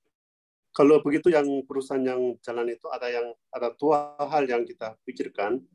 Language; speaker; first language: Indonesian; non-native, learner; Korean